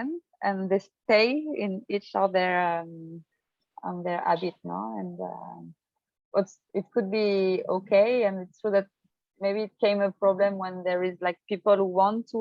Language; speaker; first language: English; non-native, fluent; French